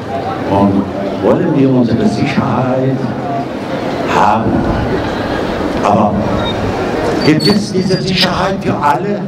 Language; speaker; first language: German; non-native, learner; Persian